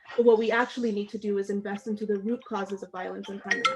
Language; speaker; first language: English; early bilingual, other home language; Amharic